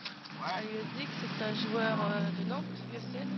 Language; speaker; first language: French; non-native, learner; Bosnian